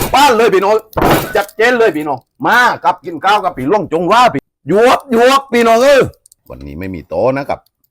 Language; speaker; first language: Thai; native; Thai